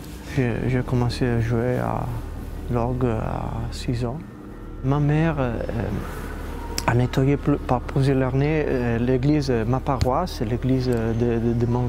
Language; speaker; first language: French; non-native, fluent; Italian